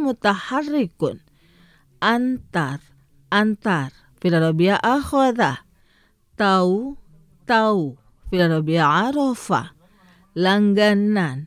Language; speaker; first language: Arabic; non-native, fluent; Indonesian